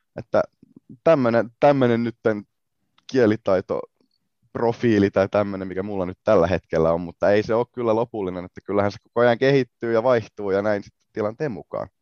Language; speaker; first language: Finnish; non-native, local second language; Swedish